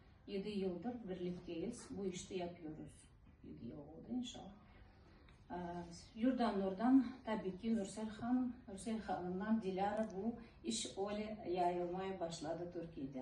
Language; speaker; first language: Turkish; non-native, fluent; Russian